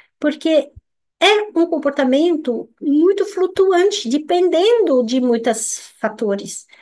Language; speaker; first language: Portuguese; non-native, fluent; French